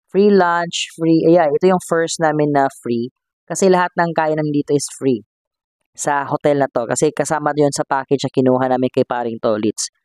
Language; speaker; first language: Filipino; non-native, local second language; Hiligaynon